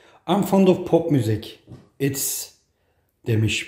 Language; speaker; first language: English; non-native, fluent; Turkish